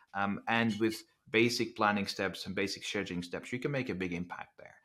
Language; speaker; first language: English; non-native, fluent; Dutch